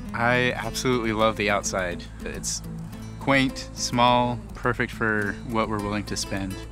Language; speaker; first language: English; native; English